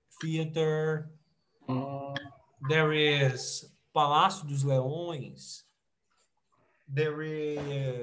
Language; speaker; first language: English; non-native, fluent; Portuguese